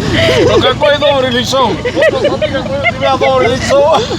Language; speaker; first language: Russian; non-native, fluent; Spanish